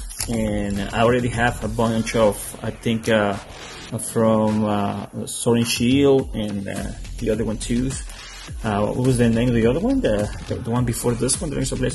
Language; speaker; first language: English; non-native, fluent; Spanish